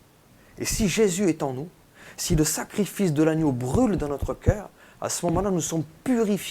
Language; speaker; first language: French; native; French